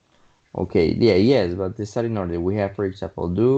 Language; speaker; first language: English; non-native, fluent; Spanish